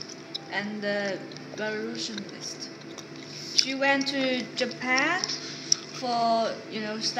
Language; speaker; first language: English; non-native, fluent; Chinese